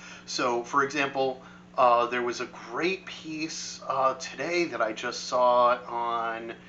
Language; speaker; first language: English; native; English